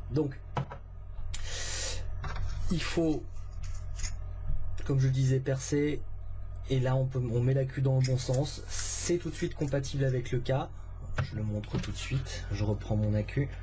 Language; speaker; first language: French; native; French